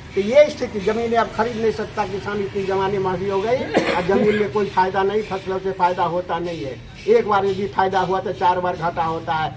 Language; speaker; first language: Hindi; native; Hindi